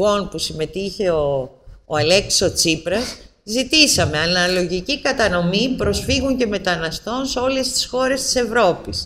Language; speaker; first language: Greek; native; Greek